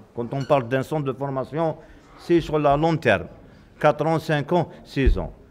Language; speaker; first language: French; non-native, local second language; Kabyle